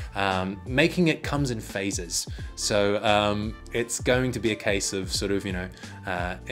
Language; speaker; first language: English; native; English